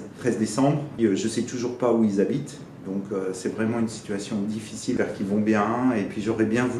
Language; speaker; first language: French; native; French